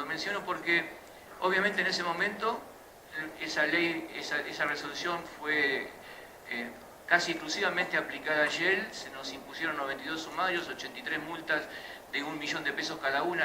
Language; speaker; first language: Spanish; native; Spanish